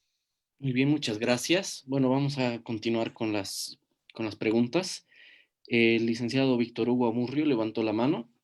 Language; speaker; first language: Spanish; native; Spanish